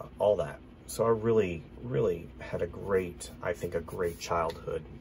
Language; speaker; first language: English; native; English